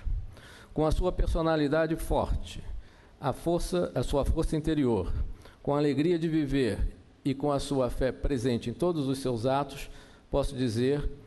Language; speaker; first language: Portuguese; native; Portuguese